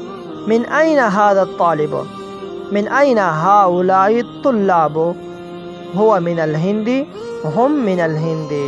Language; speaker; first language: Arabic; non-native, fluent; Persian